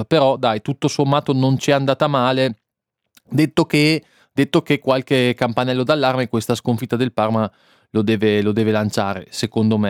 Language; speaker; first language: Italian; native; Italian